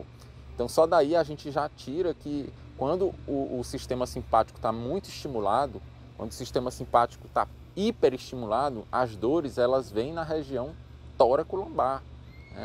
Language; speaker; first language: Portuguese; native; Portuguese